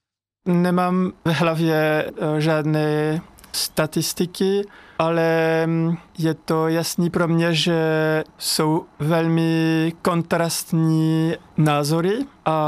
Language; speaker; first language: Czech; non-native, learner; French